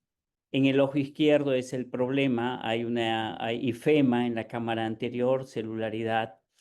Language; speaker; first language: Spanish; native; Spanish